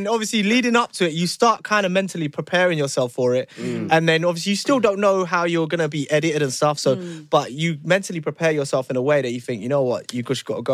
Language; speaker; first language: English; native; English